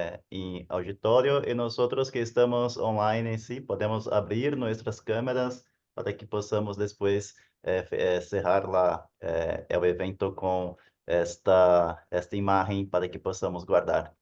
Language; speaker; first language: Spanish; non-native, fluent; Portuguese